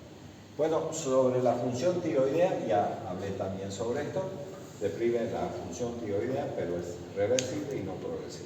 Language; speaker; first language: Spanish; native; Spanish